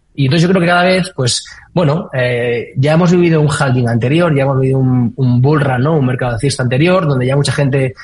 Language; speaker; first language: Spanish; native; Spanish